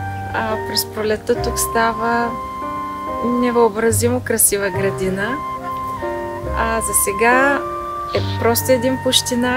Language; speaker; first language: Bulgarian; native; Bulgarian